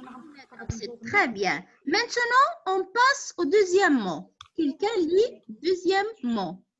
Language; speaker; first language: French; non-native, local second language; Arabic